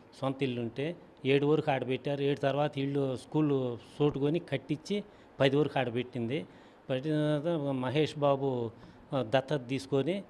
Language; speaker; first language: Telugu; native; Telugu